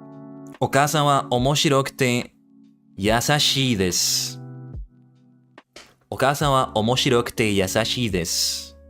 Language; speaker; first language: Japanese; non-native, learner; English